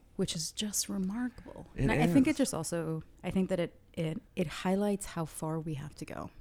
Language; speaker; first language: English; early bilingual, other home language; Arabic